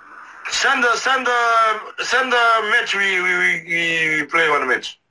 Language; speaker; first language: English; non-native, learner; Serbian